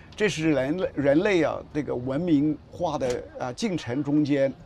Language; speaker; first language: Chinese; native; Chinese